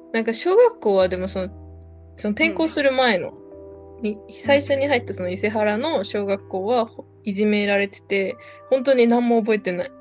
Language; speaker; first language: Japanese; early bilingual, other home language; Spanish